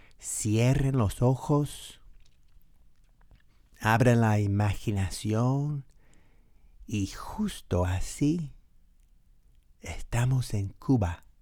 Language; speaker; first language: Spanish; non-native, fluent; English